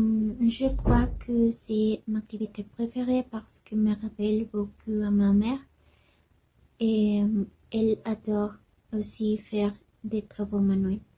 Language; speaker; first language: French; non-native, learner; Spanish